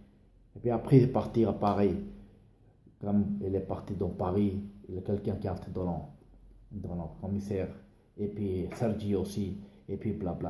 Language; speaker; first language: French; non-native, learner; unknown